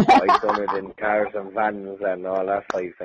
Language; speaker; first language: English; native; English